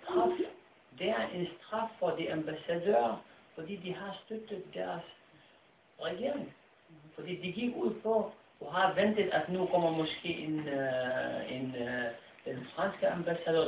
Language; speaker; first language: Danish; non-native, fluent; Arabic